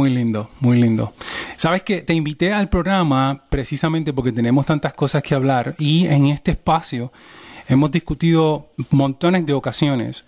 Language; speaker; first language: Spanish; native; Spanish